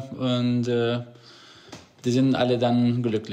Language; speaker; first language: German; non-native, fluent; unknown